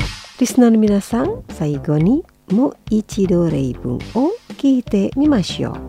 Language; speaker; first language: Japanese; non-native, fluent; Indonesian